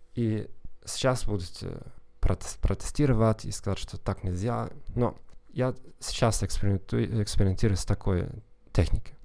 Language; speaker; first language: Russian; non-native, fluent; German